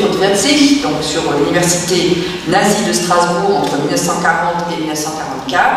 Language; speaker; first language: French; native; French